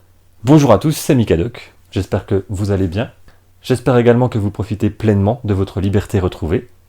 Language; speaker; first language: French; native; French